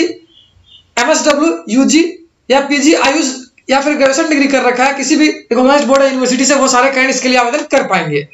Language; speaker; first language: Hindi; native; Hindi